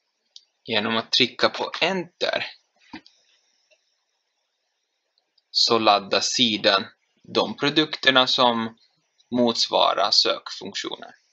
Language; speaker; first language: Swedish; non-native, fluent; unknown